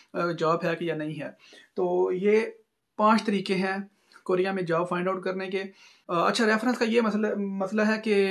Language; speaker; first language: Urdu; non-native, local second language; Punjabi